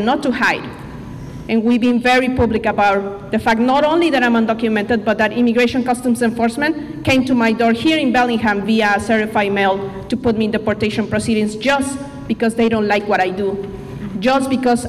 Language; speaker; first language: English; non-native, fluent; Spanish